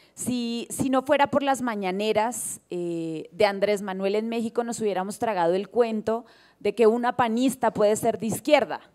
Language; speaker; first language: Spanish; native; Spanish